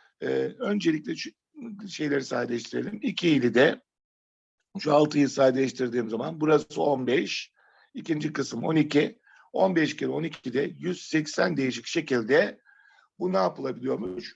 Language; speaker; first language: Turkish; native; Turkish